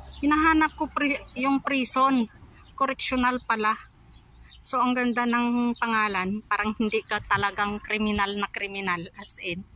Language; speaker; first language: Filipino; native; Filipino